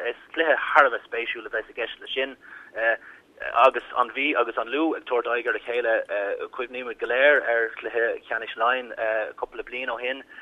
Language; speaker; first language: Irish; native; Irish